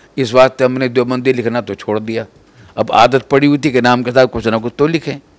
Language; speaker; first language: Urdu; native; Urdu